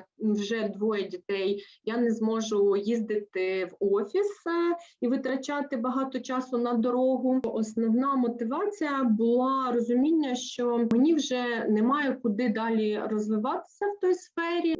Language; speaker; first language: Ukrainian; native; Ukrainian